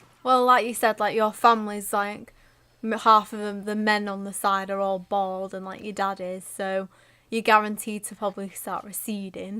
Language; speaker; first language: English; native; English